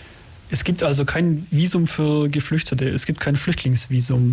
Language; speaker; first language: German; native; German